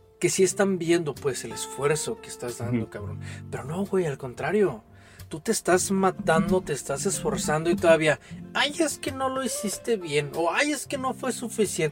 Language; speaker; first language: Spanish; native; Spanish